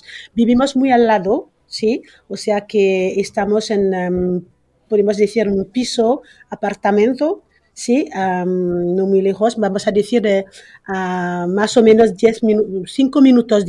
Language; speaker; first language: Spanish; non-native, fluent; French